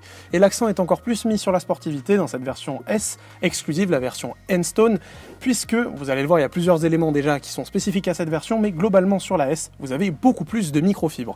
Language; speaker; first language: French; native; French